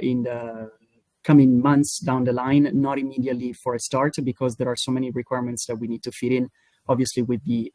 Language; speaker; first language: English; non-native, fluent; Italian